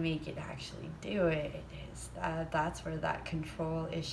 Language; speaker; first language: English; native; English